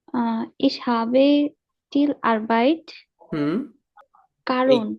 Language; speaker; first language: German; non-native, learner; Bangla